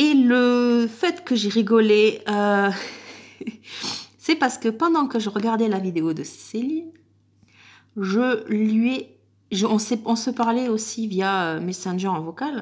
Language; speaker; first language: French; native; French